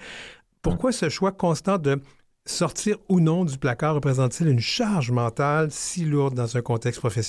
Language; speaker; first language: French; native; French